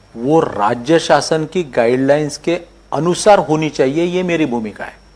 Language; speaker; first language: Hindi; non-native, local second language; Marathi